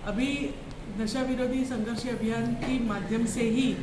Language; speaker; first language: Hindi; non-native, local second language; Marathi